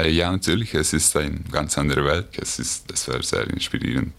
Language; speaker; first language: German; non-native, fluent; Hungarian